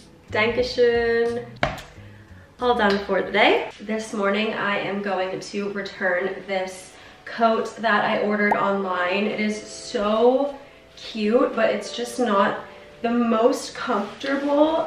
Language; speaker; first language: English; native; English